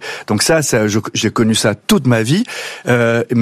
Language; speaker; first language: French; native; French